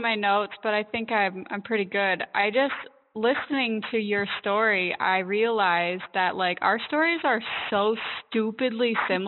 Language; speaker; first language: English; native; English